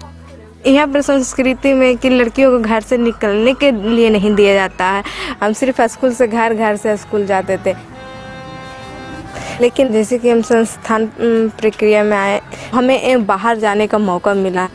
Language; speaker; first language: Hindi; non-native, local second language; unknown